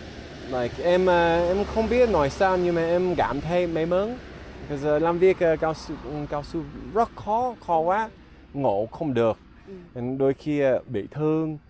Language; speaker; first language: Vietnamese; non-native, learner; English